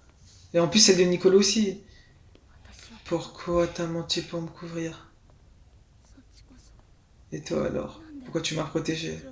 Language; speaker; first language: French; native; French